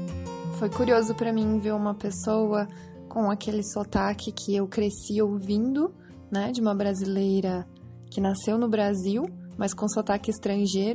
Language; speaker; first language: Portuguese; native; Portuguese